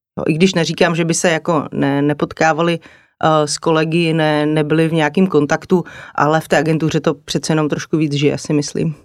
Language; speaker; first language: Czech; native; Czech